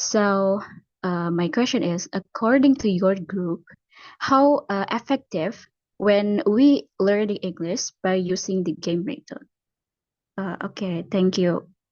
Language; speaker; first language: English; non-native, learner; Indonesian